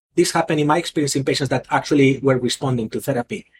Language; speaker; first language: English; non-native, fluent; Spanish